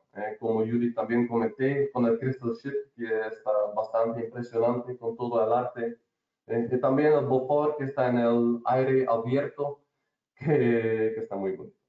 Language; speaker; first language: Spanish; non-native, learner; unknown